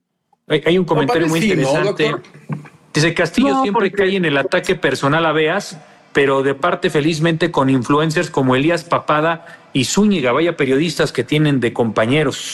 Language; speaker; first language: Spanish; native; Spanish